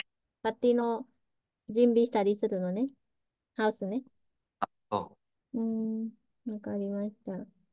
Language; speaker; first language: Japanese; early bilingual, heritage; Vietnamese